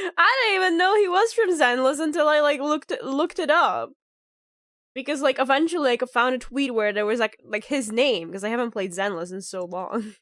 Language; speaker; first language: English; non-native, fluent; Polish